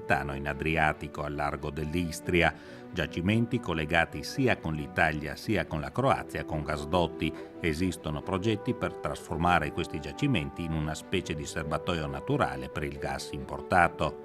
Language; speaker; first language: Italian; native; Italian